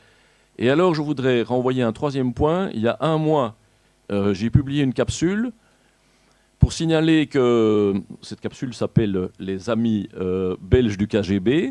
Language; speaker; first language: French; native; French